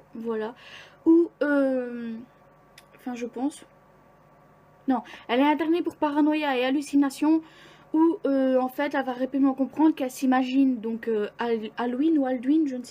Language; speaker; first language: French; native; French